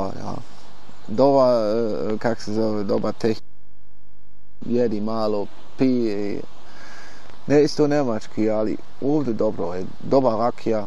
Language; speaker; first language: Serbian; non-native, learner; German